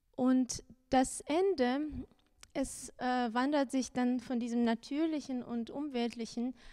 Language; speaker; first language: German; non-native, fluent; Azerbaijani